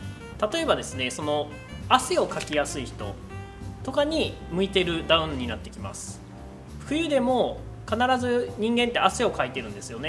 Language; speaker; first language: Japanese; native; Japanese